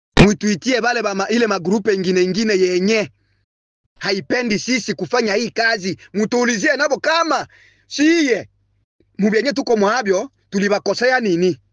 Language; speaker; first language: Swahili; non-native, local second language; Bembe